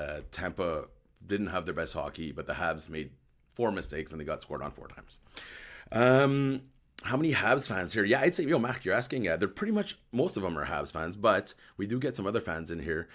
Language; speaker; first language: English; early bilingual, other home language; French